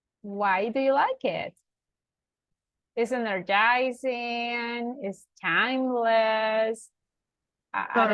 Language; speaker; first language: English; non-native, fluent; Spanish